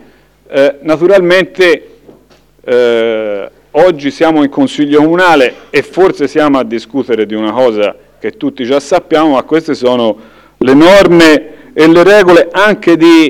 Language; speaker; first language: Italian; native; Italian